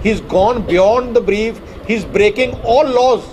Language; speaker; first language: English; non-native, local second language; Punjabi